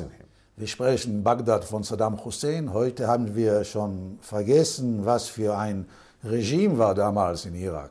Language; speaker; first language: German; non-native, fluent; Hebrew